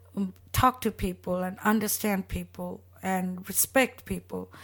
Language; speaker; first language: English; non-native, local second language; Bangla